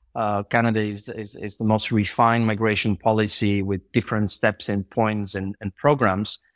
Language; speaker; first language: English; non-native, fluent; Bulgarian